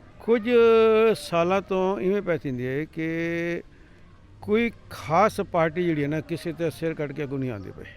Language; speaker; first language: Punjabi; non-native, local second language; Saraiki